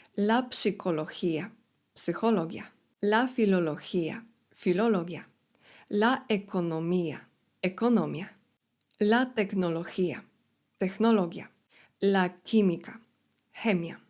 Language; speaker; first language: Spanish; non-native, fluent; Polish